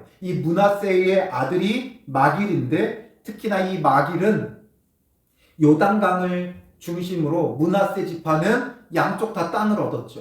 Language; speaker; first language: Korean; native; Korean